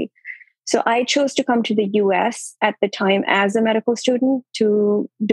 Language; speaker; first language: English; non-native, local second language; Urdu